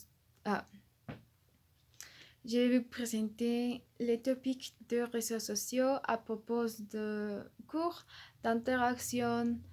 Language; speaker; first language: French; non-native, learner; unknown